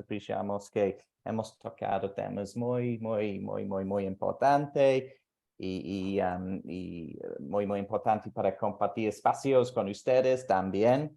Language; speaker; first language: Spanish; non-native, fluent; English